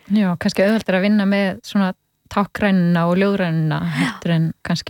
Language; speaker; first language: Icelandic; native; Icelandic